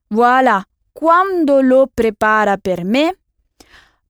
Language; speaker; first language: Italian; non-native, fluent; French